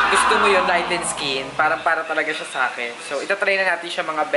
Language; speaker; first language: Filipino; native; Filipino